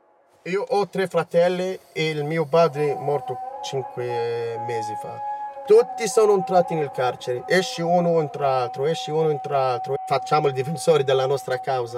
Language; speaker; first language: Italian; non-native, learner; Arabic